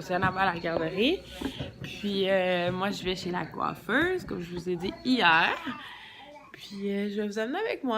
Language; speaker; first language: French; native; French